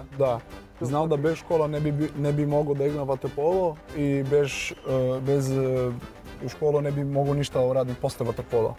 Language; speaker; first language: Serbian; non-native, learner; Portuguese